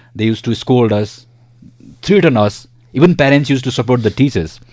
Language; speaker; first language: English; non-native, local second language; Nepali